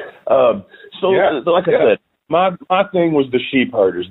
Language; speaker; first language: English; native; English